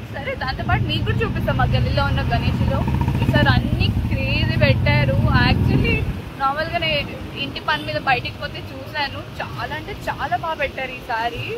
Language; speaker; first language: Telugu; non-native, local second language; Marathi